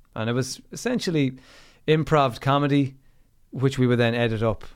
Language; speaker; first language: English; native; English